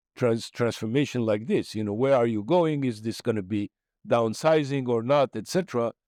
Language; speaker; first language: English; non-native, fluent; Arabic